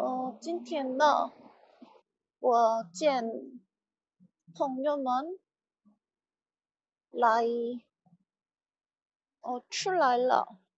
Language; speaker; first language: Chinese; non-native, learner; Korean